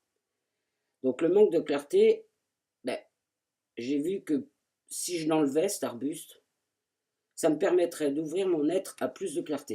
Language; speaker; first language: French; native; French